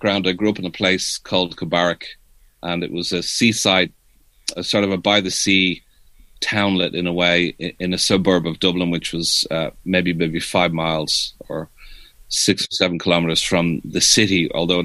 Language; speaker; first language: English; native; English